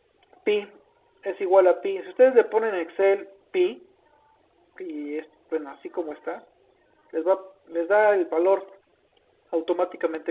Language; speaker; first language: Spanish; native; Spanish